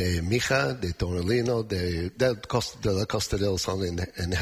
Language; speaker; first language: Spanish; non-native, fluent; English